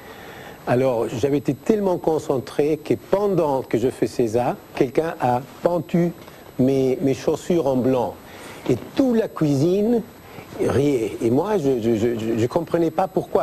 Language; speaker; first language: French; non-native, fluent; Spanish